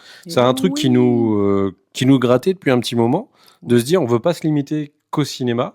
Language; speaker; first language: French; native; French